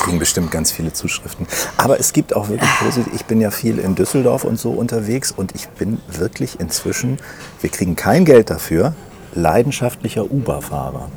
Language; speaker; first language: German; native; German